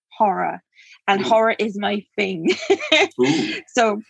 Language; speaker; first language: English; native; English